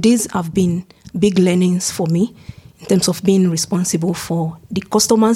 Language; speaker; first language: English; non-native, local second language; Yoruba